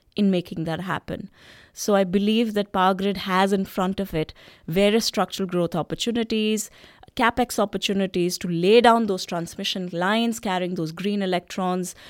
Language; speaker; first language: English; non-native, local second language; Hindi